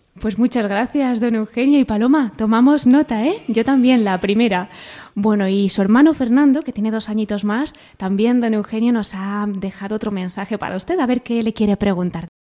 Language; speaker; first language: Spanish; native; Spanish